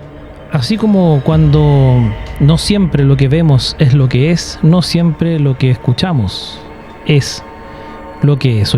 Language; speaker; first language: Spanish; native; Spanish